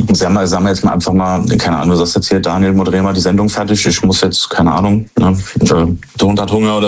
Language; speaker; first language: German; native; German